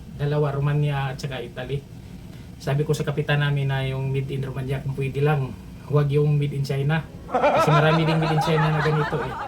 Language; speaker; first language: Filipino; non-native, local second language; Cebuano